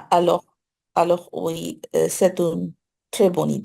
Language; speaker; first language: French; non-native, learner; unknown